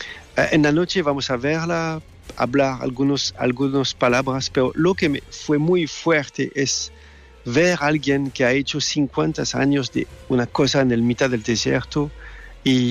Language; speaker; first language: Spanish; non-native, fluent; French